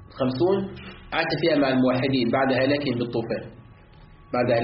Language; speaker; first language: Arabic; native; Arabic